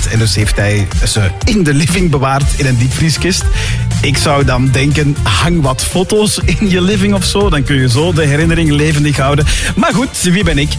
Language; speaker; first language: Dutch; native; Dutch